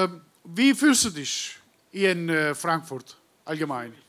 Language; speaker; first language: German; non-native, learner; Turkish